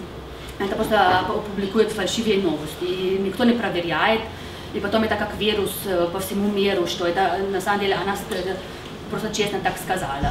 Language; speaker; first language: Russian; non-native, fluent; Slovenian